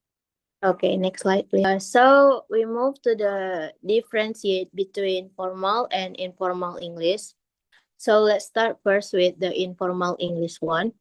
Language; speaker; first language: English; non-native, learner; Indonesian